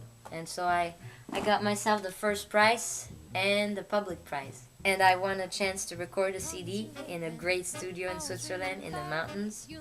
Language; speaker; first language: English; non-native, fluent; French